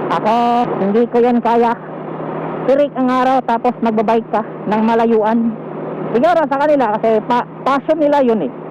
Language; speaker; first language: Filipino; non-native, local second language; Cebuano